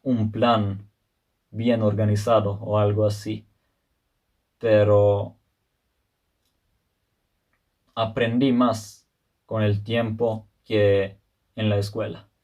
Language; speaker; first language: Spanish; non-native, fluent; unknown